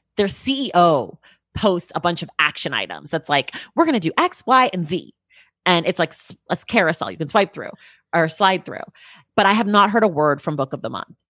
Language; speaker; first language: English; native; English